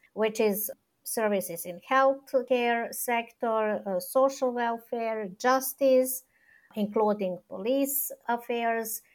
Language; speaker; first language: English; non-native, fluent; Serbian